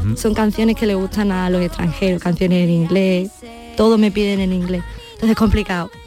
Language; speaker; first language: Spanish; native; Spanish